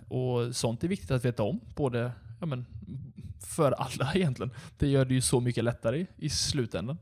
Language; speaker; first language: Swedish; native; Swedish